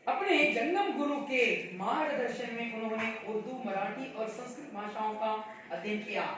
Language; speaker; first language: Hindi; non-native, local second language; Kannada